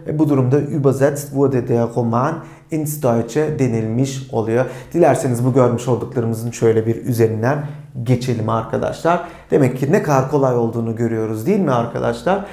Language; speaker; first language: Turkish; native; Turkish